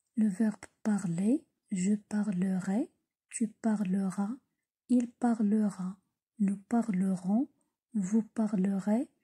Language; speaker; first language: French; non-native, local second language; Arabic